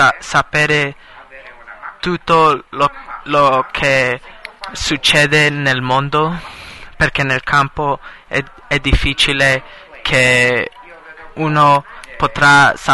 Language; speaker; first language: Italian; non-native, learner; English